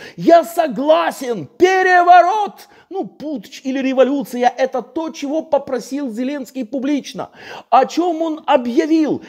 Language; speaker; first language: Russian; native; Russian